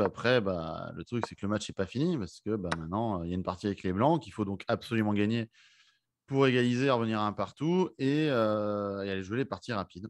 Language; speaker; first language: French; native; French